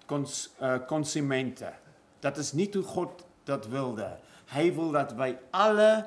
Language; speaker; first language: Dutch; non-native, fluent; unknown